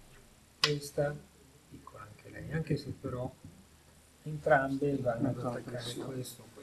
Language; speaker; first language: Italian; native; Italian